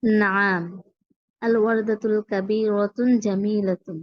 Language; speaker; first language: Arabic; non-native, learner; Bangla